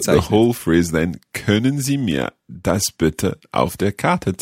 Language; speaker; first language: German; non-native, learner; English